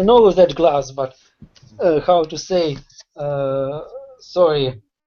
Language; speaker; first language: English; non-native, learner; Russian